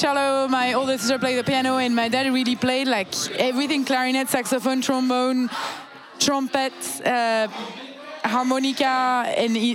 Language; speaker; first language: English; non-native, fluent; French